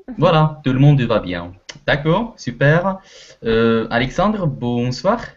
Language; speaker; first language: French; non-native, fluent; Russian